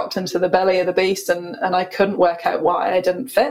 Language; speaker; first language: English; native; English